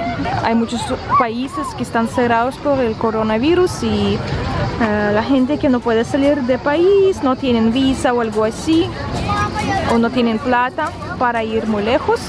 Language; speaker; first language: Spanish; non-native, fluent; Russian